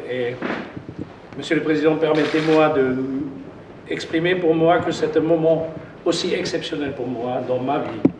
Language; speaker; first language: French; non-native, fluent; German